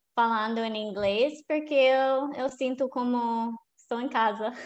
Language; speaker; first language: Portuguese; non-native, fluent; English